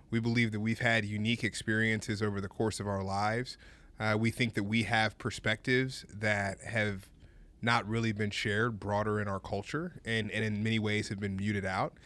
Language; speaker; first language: English; native; English